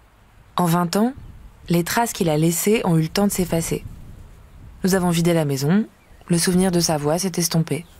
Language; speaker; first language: French; native; French